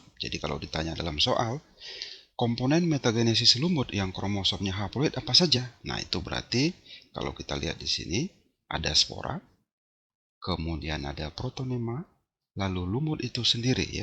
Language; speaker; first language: Indonesian; native; Indonesian